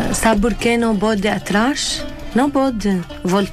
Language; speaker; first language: Portuguese; non-native, learner; Arabic